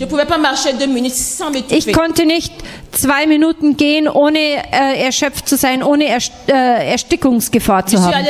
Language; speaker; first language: German; non-native, fluent; French